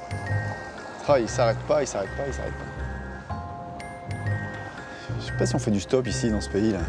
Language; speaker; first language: French; native; French